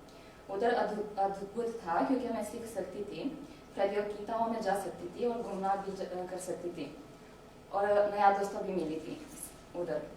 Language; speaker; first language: Hindi; non-native, learner; Romanian